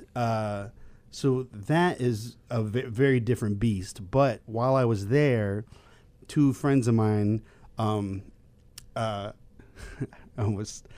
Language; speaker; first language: English; native; English